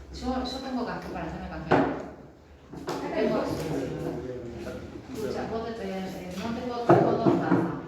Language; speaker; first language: Spanish; native; Spanish